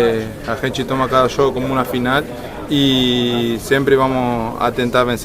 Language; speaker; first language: Portuguese; non-native, fluent; Spanish